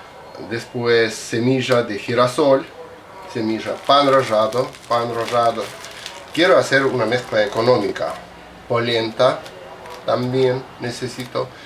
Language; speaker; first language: Spanish; non-native, fluent; Russian